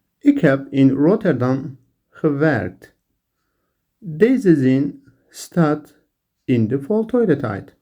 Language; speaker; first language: Dutch; non-native, learner; Turkish